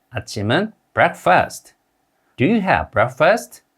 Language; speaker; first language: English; non-native, fluent; Korean